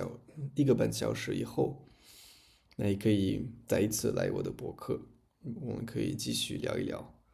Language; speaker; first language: Chinese; non-native, learner; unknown